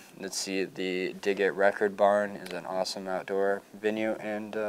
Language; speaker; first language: English; native; English